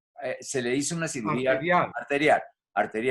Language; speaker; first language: Spanish; native; Spanish